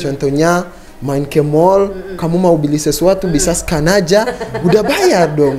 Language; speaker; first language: Indonesian; non-native, fluent; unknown